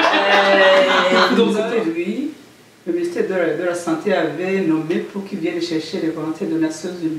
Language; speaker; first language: French; non-native, local second language; Kinyarwanda